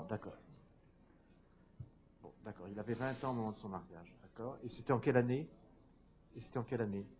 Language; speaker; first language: French; native; French